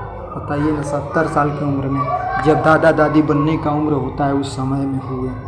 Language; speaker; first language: Hindi; native; Hindi